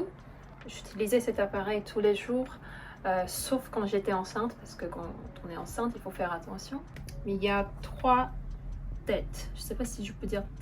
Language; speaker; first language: French; non-native, fluent; Korean